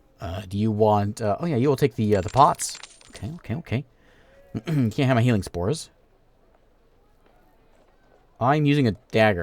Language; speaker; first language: English; native; English